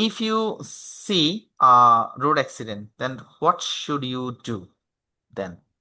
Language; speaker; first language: English; non-native, local second language; Bangla